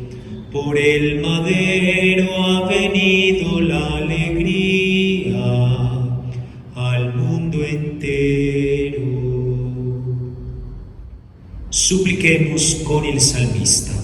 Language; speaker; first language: Spanish; native; Spanish